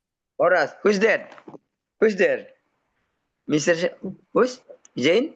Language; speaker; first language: English; non-native, learner; Indonesian